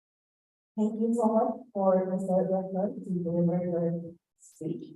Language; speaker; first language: English; non-native, fluent; Indonesian